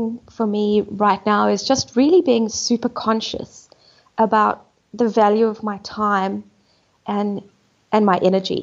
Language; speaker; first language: English; native; English